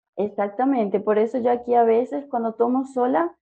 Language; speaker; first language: Spanish; native; Spanish